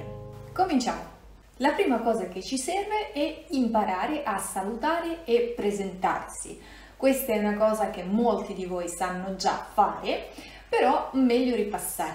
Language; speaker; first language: Italian; non-native, fluent; Russian